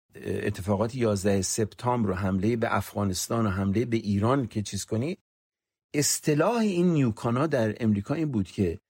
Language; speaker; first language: Persian; native; Persian